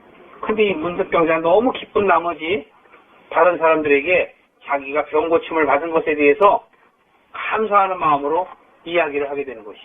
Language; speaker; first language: Korean; native; Korean